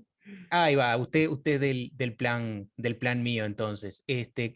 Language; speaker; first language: Spanish; native; Spanish